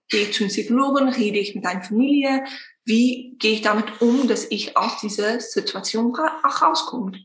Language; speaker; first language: German; non-native, fluent; Afrikaans